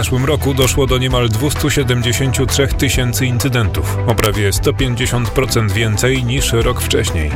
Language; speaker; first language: Polish; native; Polish